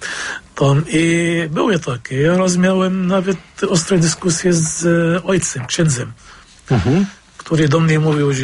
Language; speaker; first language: Polish; non-native, fluent; Arabic